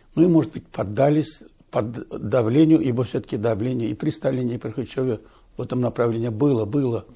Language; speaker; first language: Russian; non-native, local second language; Tatar